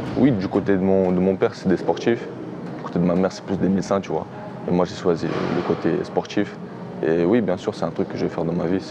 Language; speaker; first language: French; early bilingual, other home language; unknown